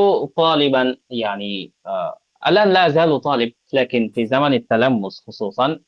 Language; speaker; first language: Arabic; non-native, fluent; Bangla